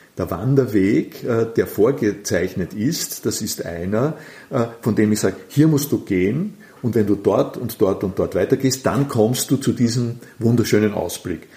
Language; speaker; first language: German; native; German